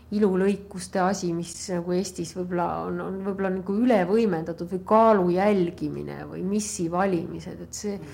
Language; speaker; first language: Estonian; native; Estonian